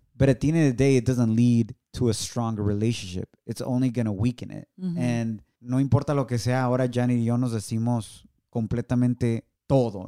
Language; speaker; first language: English; early bilingual, other home language; Spanish